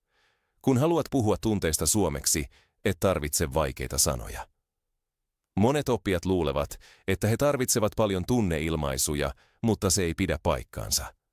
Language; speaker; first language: Finnish; non-native, fluent; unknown